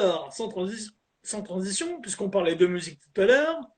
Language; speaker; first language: French; native; French